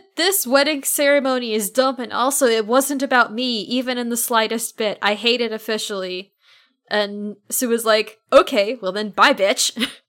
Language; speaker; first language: English; native; English